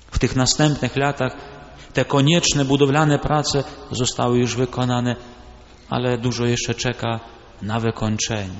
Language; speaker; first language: Polish; early bilingual, other home language; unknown